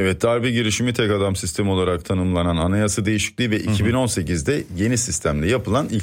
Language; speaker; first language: Turkish; native; Turkish